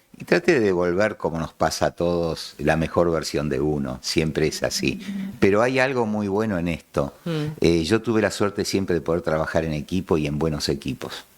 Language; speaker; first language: Spanish; native; Spanish